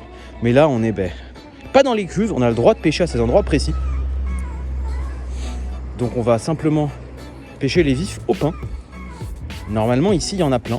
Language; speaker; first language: French; native; French